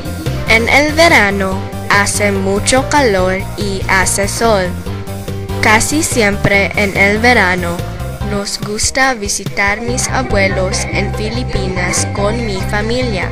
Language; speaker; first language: Spanish; non-native, learner; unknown